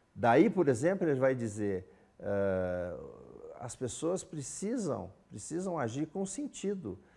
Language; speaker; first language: Portuguese; native; Portuguese